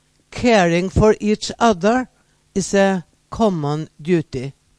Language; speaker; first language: English; non-native, fluent; Norwegian